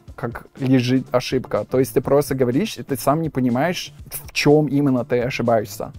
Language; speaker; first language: Russian; non-native, fluent; English